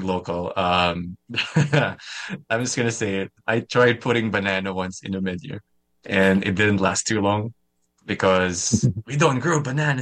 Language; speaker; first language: English; non-native, local second language; Filipino